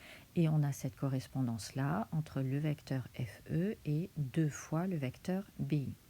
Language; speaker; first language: French; native; French